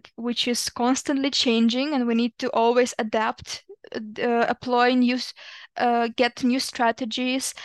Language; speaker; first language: English; non-native, fluent; Ukrainian